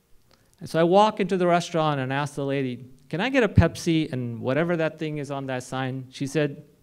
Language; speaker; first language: English; non-native, local second language; Hindi